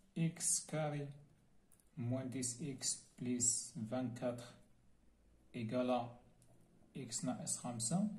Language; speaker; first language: French; non-native, local second language; Arabic